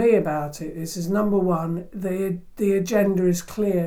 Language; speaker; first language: English; native; English